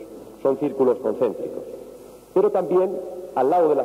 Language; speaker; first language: Spanish; native; Spanish